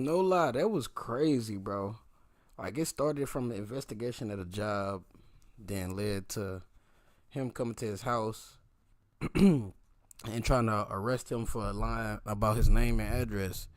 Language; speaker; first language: English; native; English